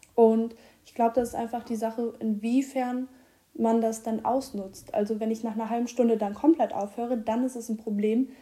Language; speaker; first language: German; native; German